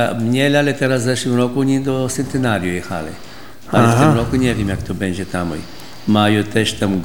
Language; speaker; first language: Polish; early bilingual, heritage; Polish